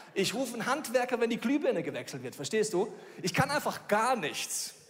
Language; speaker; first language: German; native; German